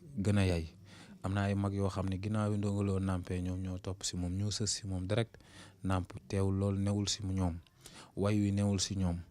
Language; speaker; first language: Wolof; native; Wolof